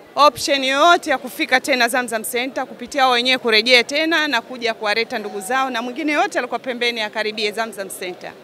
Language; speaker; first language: Swahili; native; Swahili